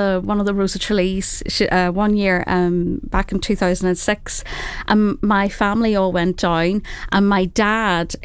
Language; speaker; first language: English; native; English